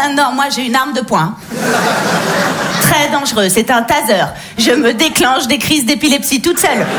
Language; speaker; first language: French; native; French